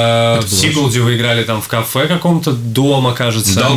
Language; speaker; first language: Russian; native; Russian